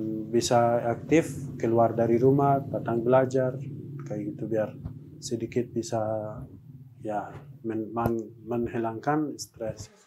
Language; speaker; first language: Indonesian; non-native, learner; Persian